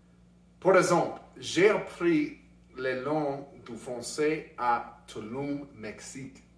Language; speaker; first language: French; non-native, learner; English